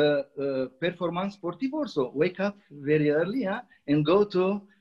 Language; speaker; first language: English; non-native, learner; Romanian